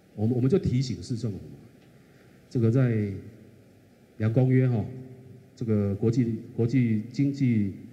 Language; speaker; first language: Chinese; native; Chinese